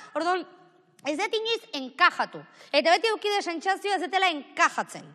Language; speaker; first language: Basque; native; Basque